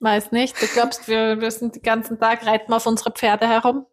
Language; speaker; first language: German; native; German